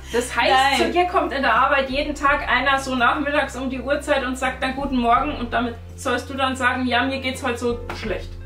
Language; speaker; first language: German; native; German